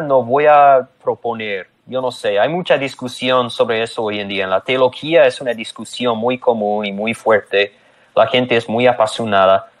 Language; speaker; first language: Spanish; non-native, fluent; English